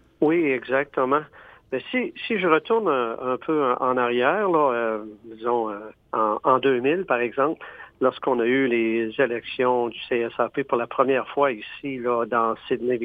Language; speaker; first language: French; native; French